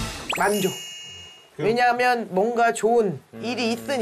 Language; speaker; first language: Korean; native; Korean